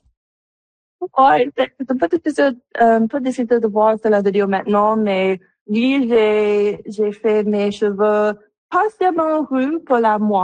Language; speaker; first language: French; non-native, local second language; English